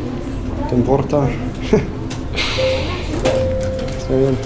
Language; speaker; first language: Spanish; non-native, fluent; English